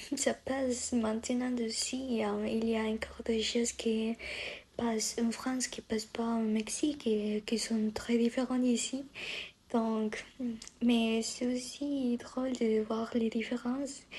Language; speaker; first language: French; non-native, learner; Spanish